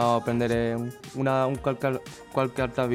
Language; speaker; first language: Italian; non-native, learner; Chinese